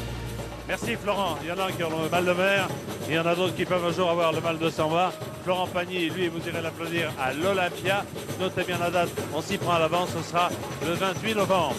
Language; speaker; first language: French; native; French